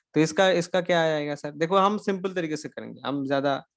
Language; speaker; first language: Hindi; non-native, local second language; Bangla